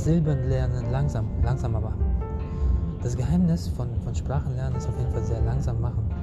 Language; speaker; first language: German; non-native, fluent; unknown